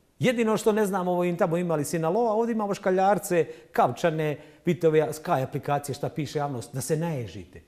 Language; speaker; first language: Serbian; native; Serbian